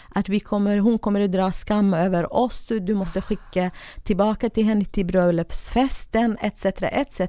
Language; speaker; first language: Swedish; non-native, fluent; Kurdish